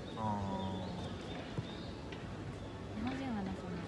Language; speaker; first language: Japanese; non-native, learner; Vietnamese